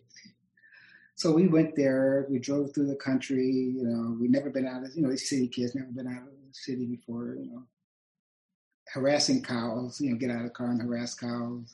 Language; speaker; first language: English; native; English